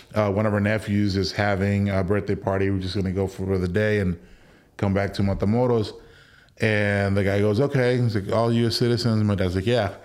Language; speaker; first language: English; early bilingual, other home language; Spanish